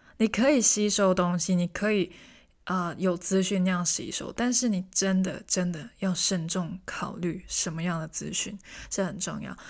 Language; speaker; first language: Chinese; non-native, local second language; Cantonese